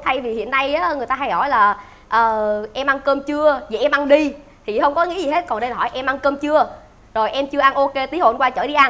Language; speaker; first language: Vietnamese; native; Vietnamese